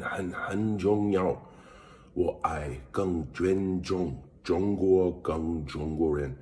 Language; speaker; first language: Chinese; non-native, learner; English